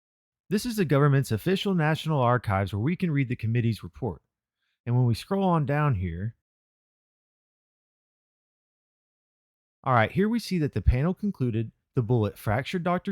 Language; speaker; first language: English; native; English